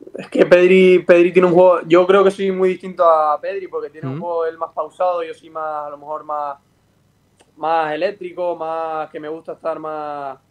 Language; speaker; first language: Spanish; native; Spanish